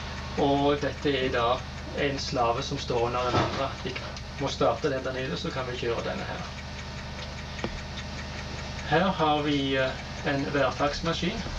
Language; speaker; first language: Norwegian; native; Norwegian